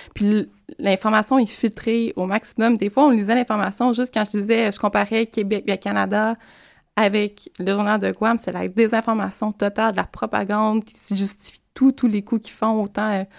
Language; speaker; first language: French; native; French